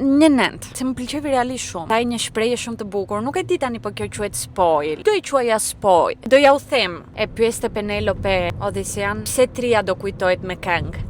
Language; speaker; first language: Albanian; early bilingual, heritage; Albanian